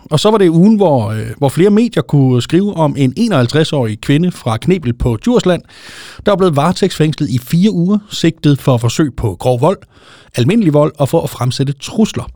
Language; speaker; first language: Danish; native; Danish